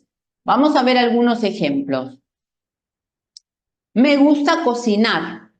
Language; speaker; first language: Spanish; non-native, fluent; Portuguese